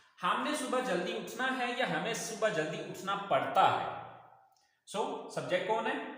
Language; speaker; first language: Urdu; native; Urdu